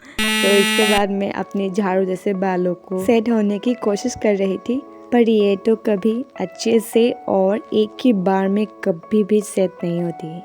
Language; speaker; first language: Hindi; non-native, local second language; Assamese